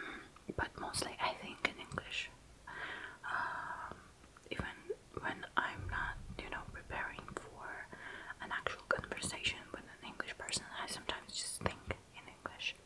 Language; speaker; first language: English; non-native, fluent; Russian